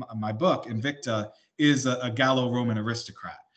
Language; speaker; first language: English; native; English